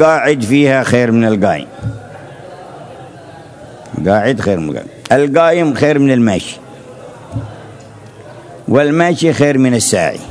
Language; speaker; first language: Arabic; native; Arabic